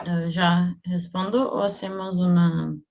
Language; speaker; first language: Spanish; non-native, learner; Portuguese